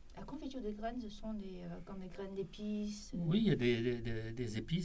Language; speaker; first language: French; non-native, fluent; Chinese